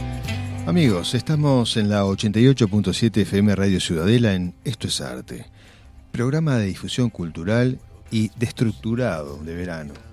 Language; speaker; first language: Spanish; native; Spanish